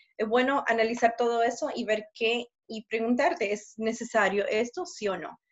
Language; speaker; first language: Spanish; early bilingual, heritage; Spanish